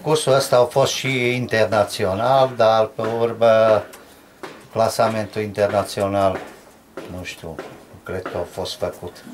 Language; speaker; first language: Romanian; non-native, local second language; Hungarian